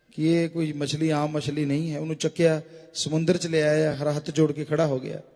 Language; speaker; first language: Hindi; non-native, local second language; Punjabi